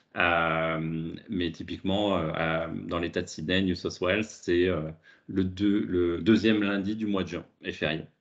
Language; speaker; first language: French; native; French